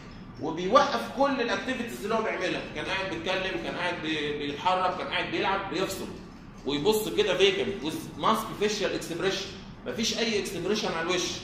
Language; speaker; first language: Arabic; native; Arabic